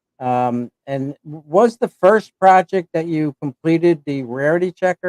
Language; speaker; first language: English; native; English